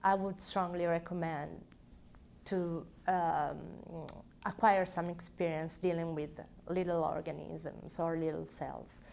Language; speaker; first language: English; non-native, fluent; Italian